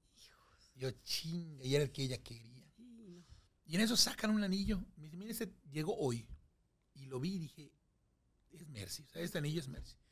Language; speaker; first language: Spanish; native; Spanish